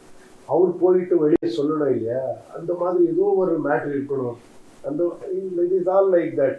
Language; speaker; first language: Tamil; non-native, learner; Kannada